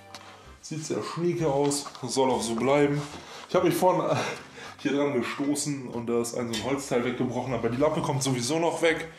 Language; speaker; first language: German; native; German